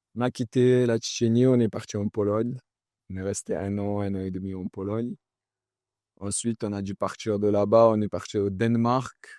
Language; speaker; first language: French; early bilingual, other home language; Chechen